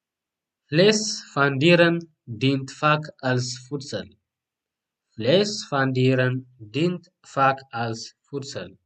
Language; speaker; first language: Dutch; non-native, learner; Tigrinya